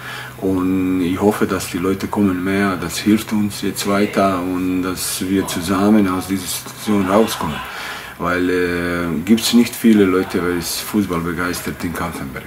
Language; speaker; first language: German; non-native, fluent; Bosnian